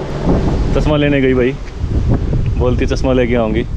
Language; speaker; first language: Hindi; native; Hindi